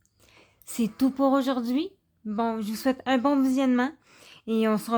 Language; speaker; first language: French; native; French